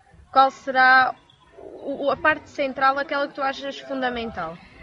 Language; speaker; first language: Portuguese; native; Portuguese